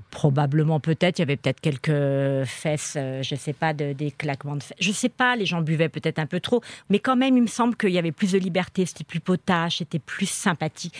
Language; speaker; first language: French; native; French